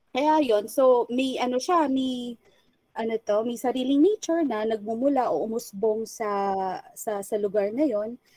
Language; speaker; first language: Filipino; non-native, local second language; Chavacano